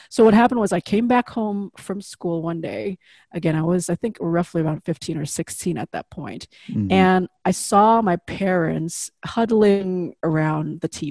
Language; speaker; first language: English; non-native, fluent; Indonesian